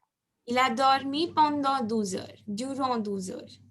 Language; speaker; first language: French; non-native, fluent; Hindi